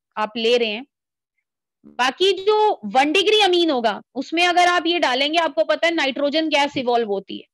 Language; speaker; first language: Hindi; native; Hindi